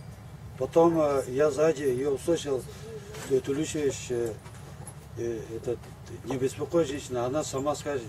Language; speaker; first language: Russian; non-native, local second language; Tuvinian